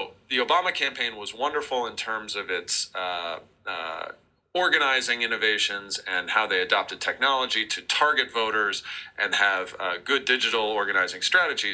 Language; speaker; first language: English; native; English